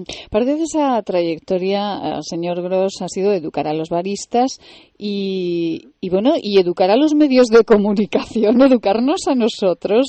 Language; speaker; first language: Spanish; native; Spanish